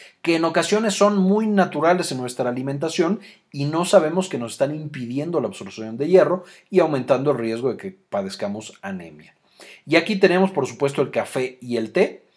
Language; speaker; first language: Spanish; native; Spanish